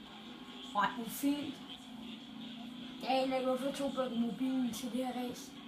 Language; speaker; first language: Danish; native; Danish